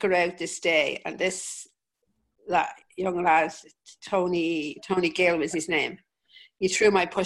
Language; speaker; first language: English; native; English